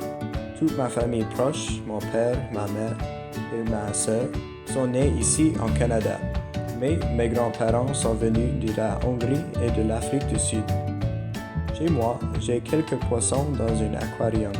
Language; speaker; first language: French; non-native, learner; English